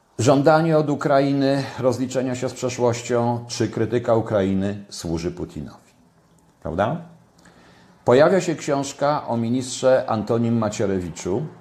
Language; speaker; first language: Polish; native; Polish